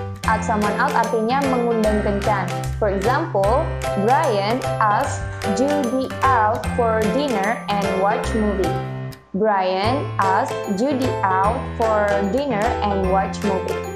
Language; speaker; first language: English; non-native, fluent; Indonesian